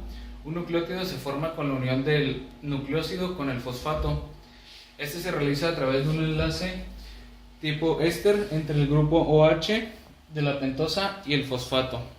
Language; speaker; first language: Spanish; native; Spanish